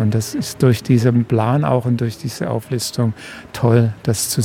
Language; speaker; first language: German; native; German